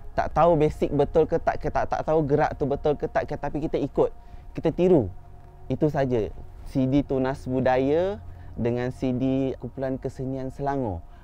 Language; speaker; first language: Malay; non-native, local second language; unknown